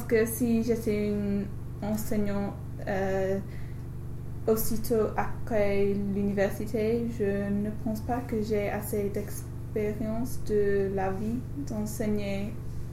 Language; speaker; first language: French; non-native, learner; English